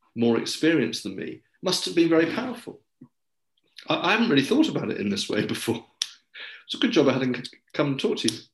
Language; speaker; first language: English; native; English